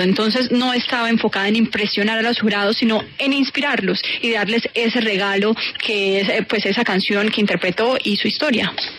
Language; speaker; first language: Spanish; native; Spanish